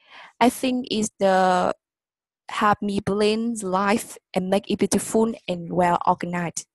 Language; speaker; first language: English; non-native, learner; Vietnamese